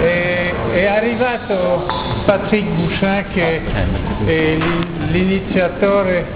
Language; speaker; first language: Italian; non-native, learner; French